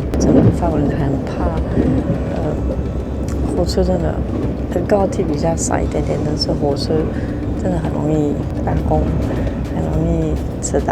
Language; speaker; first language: Chinese; non-native, fluent; French